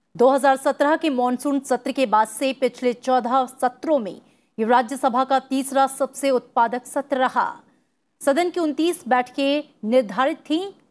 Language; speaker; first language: Hindi; native; Hindi